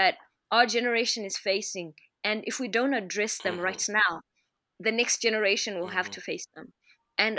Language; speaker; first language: English; non-native, local second language; Shona